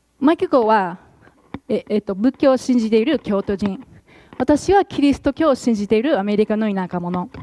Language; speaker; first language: Japanese; non-native, fluent; English